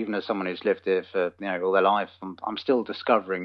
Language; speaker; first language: English; native; English